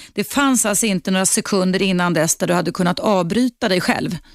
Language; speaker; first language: Swedish; native; Swedish